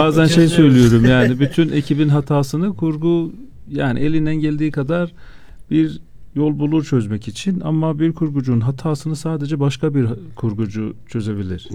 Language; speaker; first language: Turkish; non-native, fluent; Azerbaijani